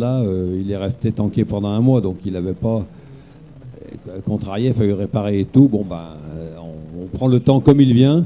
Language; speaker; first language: French; native; French